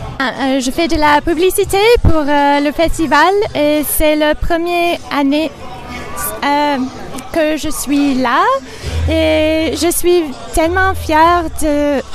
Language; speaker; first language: French; non-native, local second language; English